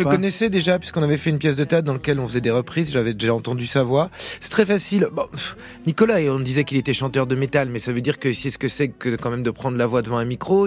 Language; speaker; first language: French; native; French